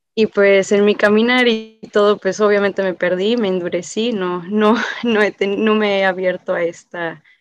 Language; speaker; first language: Spanish; native; Spanish